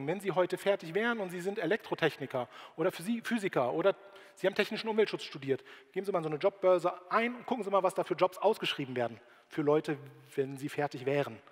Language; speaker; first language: German; native; German